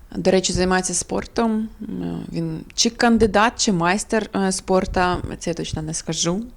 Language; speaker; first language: Ukrainian; non-native, local second language; Crimean Tatar